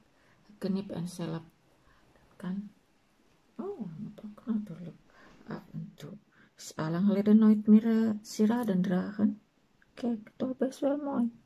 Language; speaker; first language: Dutch; non-native, learner; Indonesian